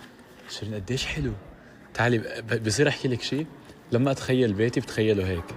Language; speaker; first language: Arabic; native; Arabic